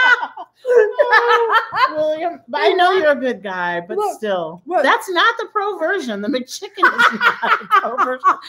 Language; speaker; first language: English; native; English